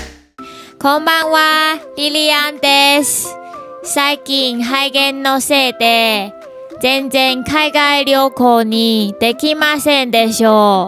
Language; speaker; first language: Japanese; non-native, learner; Chinese